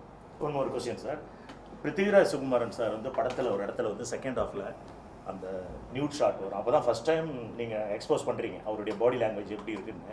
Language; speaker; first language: Tamil; native; Tamil